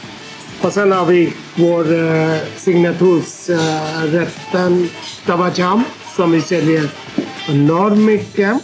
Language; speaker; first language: Swedish; non-native, fluent; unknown